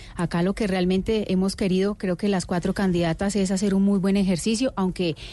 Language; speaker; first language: Spanish; native; Spanish